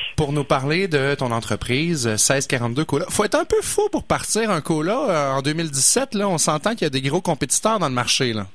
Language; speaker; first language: French; native; French